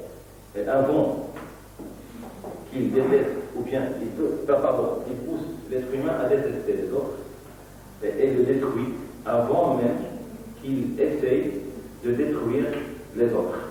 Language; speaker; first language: French; non-native, local second language; Arabic